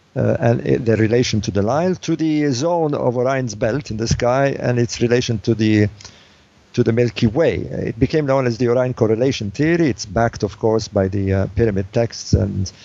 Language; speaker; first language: English; non-native, fluent; Arabic